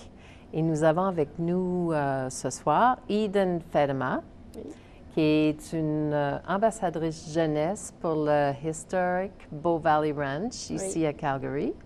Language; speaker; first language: French; native; French